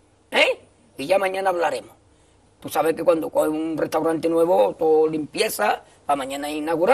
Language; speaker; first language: Spanish; native; Spanish